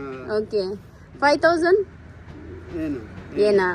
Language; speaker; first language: Hindi; non-native, local second language; Telugu